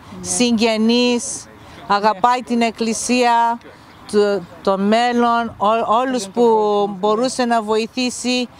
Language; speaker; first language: Greek; early bilingual, heritage; English